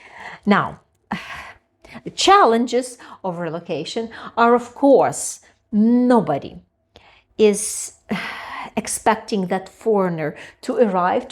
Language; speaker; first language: English; non-native, fluent; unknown